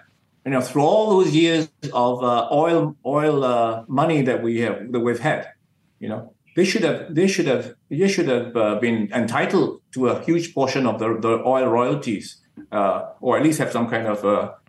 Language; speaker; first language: English; non-native, local second language; Min Nan Chinese